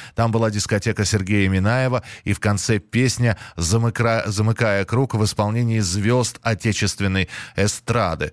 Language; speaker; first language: Russian; native; Russian